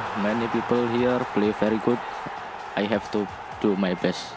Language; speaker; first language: English; non-native, learner; Indonesian